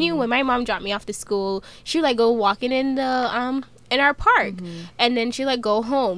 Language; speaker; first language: English; native; English